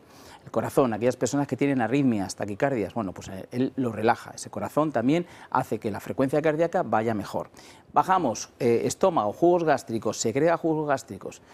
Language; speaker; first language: Spanish; native; Spanish